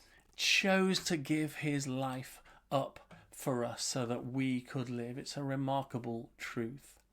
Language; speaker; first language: English; native; English